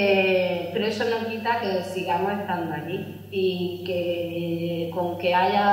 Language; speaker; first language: Spanish; native; Spanish